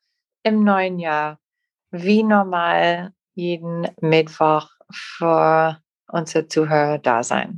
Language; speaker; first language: German; non-native, fluent; English